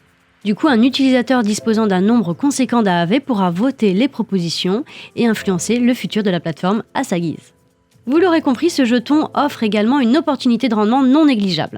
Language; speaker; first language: French; native; French